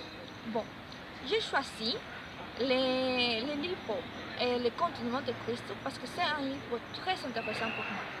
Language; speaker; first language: French; non-native, learner; Spanish